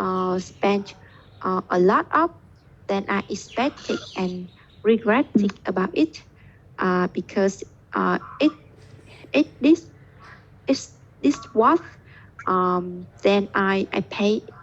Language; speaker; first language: English; non-native, learner; Vietnamese